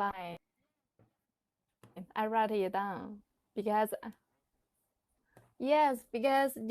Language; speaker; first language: English; non-native, learner; Chinese